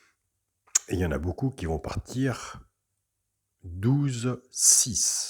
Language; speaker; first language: French; native; French